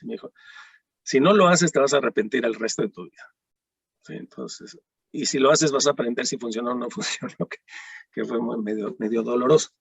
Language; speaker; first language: Spanish; native; Spanish